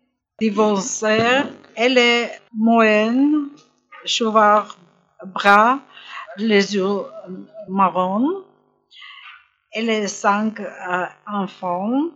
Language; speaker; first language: French; non-native, learner; Arabic